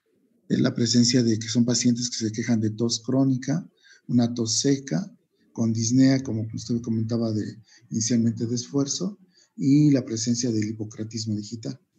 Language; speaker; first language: Spanish; native; Spanish